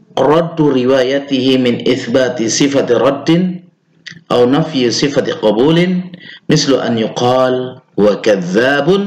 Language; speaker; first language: Arabic; non-native, fluent; Indonesian